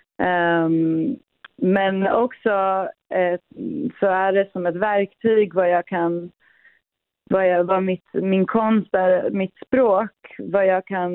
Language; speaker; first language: Swedish; early bilingual, other home language; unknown